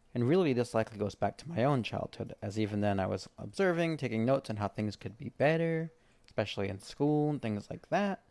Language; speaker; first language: English; native; English